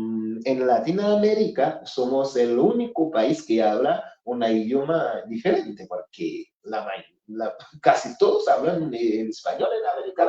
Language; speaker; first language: Spanish; non-native, fluent; Haitian Creole